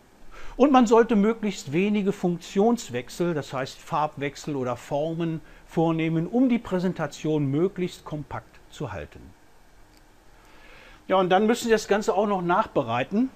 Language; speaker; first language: German; native; German